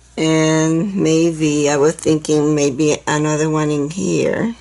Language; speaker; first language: English; non-native, fluent; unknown